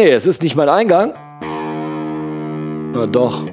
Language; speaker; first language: German; native; German